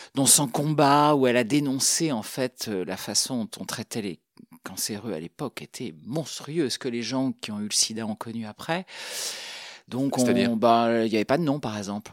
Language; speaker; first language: French; native; French